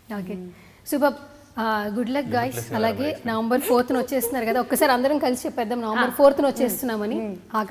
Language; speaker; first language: Telugu; native; Telugu